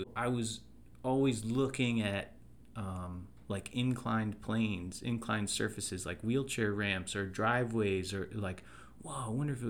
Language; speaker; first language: English; native; English